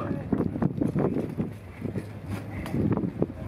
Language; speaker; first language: Japanese; native; Japanese